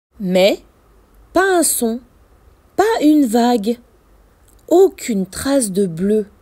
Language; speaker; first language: French; native; French